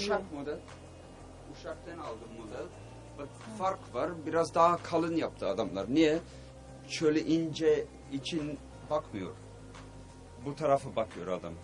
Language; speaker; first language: Turkish; early bilingual, heritage; Turkish